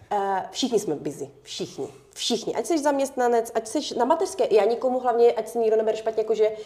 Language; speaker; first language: Czech; early bilingual, other home language; Ukrainian